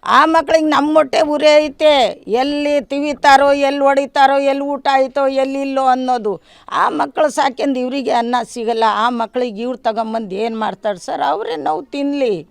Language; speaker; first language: Kannada; non-native, local second language; Lambadi